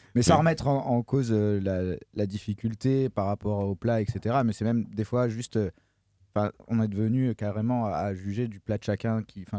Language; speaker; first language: French; native; French